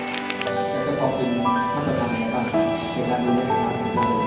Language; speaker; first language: Thai; native; Thai